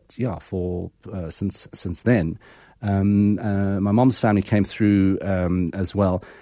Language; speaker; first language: English; native; English